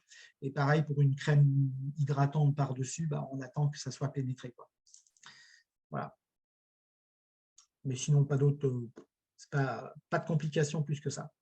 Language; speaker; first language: French; native; French